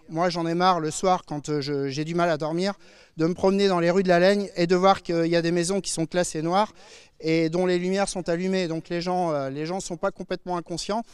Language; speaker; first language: French; native; French